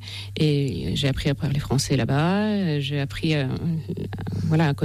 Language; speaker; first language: French; non-native, fluent; Russian